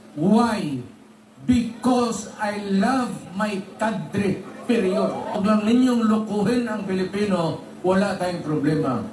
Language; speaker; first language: Filipino; non-native, local second language; Cebuano